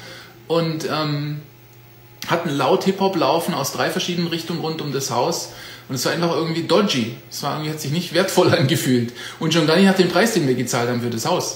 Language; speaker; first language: German; native; German